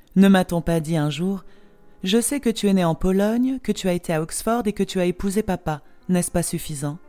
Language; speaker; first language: French; non-native, fluent; Polish